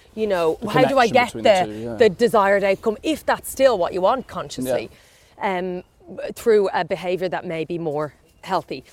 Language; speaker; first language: English; native; English